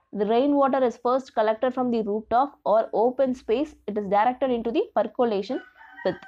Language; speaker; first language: English; non-native, local second language; Tamil